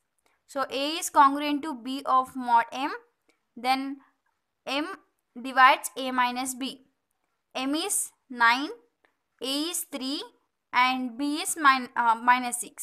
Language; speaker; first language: English; non-native, local second language; Telugu